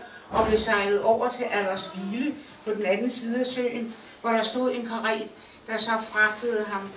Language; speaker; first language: Danish; native; Danish